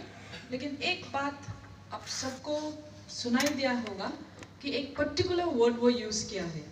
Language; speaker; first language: Hindi; non-native, local second language; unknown